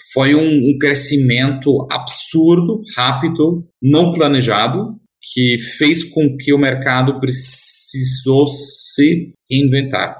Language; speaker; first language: Portuguese; non-native, fluent; German